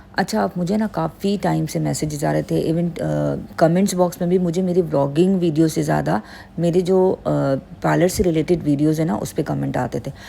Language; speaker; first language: Urdu; native; Urdu